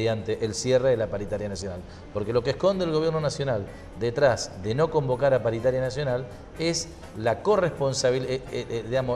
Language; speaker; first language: Spanish; native; Spanish